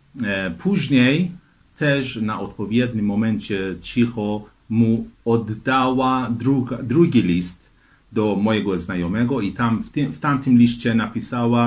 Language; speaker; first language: Polish; non-native, fluent; Persian